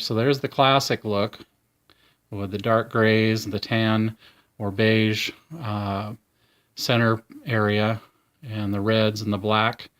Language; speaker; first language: English; native; English